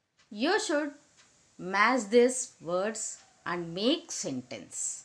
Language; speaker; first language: English; non-native, local second language; Telugu